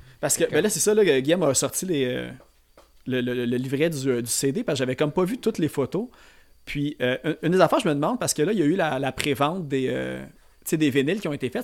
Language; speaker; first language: French; native; French